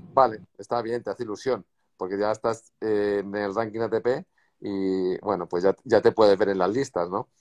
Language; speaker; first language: Spanish; native; Spanish